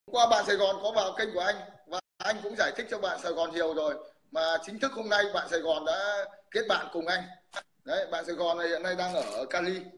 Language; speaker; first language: Vietnamese; native; Vietnamese